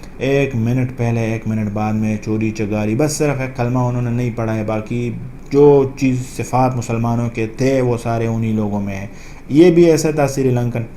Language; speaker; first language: Urdu; non-native, local second language; Pashto